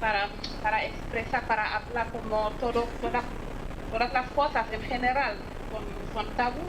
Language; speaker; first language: Spanish; non-native, fluent; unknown